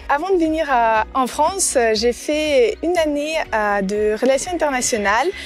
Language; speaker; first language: French; non-native, fluent; Ukrainian